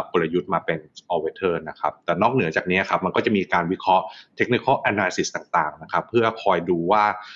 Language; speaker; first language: Thai; native; Thai